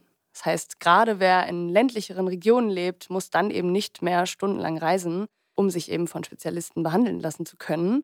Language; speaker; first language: German; native; German